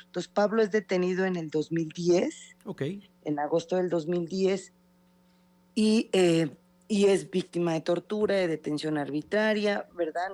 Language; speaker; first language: Spanish; native; Spanish